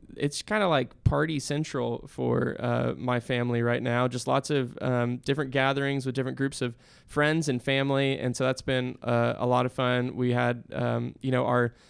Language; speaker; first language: English; native; English